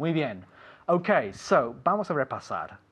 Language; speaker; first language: Spanish; non-native, fluent; English